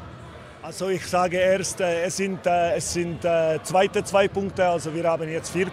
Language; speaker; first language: German; non-native, fluent; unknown